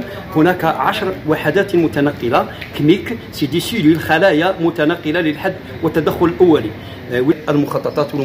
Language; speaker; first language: Arabic; native; Arabic